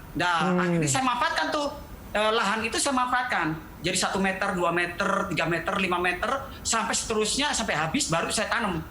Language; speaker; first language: Indonesian; native; Indonesian